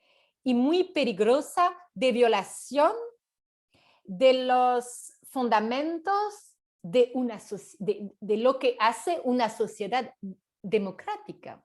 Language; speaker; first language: Spanish; non-native, fluent; French